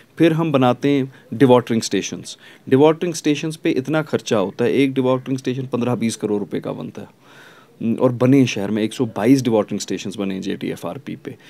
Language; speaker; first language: Hindi; non-native, local second language; Kashmiri